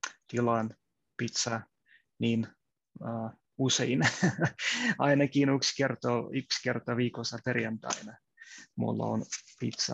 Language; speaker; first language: Finnish; non-native, learner; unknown